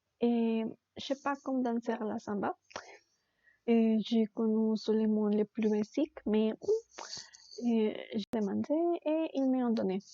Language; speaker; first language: French; non-native, learner; Spanish